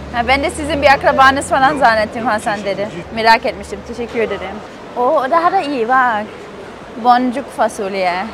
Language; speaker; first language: Turkish; non-native, fluent; German